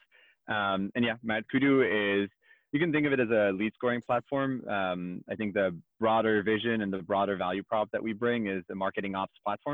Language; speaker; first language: English; non-native, fluent; French